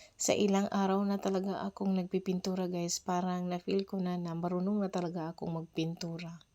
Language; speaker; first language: Filipino; non-native, local second language; Cebuano